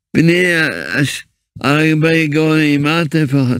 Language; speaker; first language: Hebrew; early bilingual, other home language; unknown